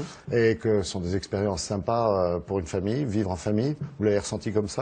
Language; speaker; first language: French; native; French